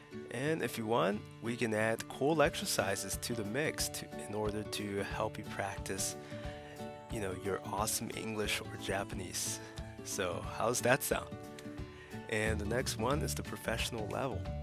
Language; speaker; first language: English; native; English